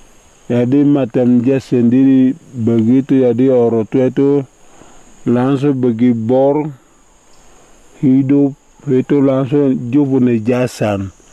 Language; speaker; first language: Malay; non-native, local second language; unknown